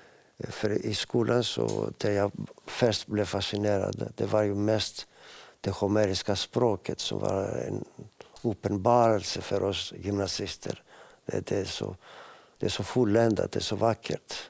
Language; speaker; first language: Swedish; non-native, fluent; Greek